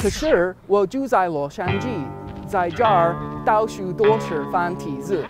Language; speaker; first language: Chinese; non-native, learner; English